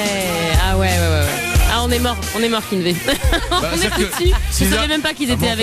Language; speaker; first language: French; native; French